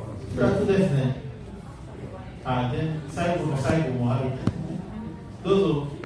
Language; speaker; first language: Japanese; non-native, learner; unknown